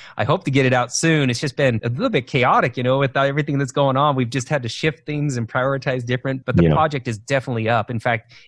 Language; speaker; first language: English; native; English